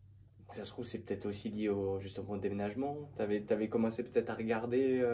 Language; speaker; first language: French; native; French